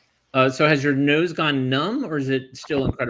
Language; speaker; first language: English; native; English